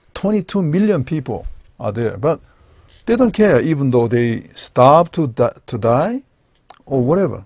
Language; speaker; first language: English; non-native, learner; Korean